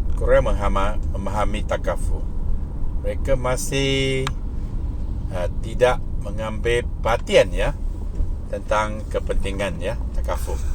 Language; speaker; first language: Malay; native; Malay